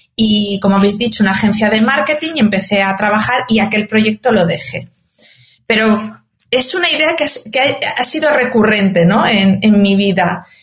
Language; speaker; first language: Spanish; native; Spanish